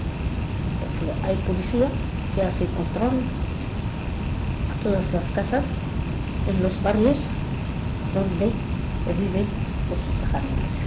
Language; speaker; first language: Spanish; non-native, fluent; Arabic